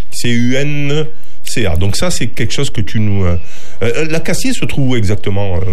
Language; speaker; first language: French; native; French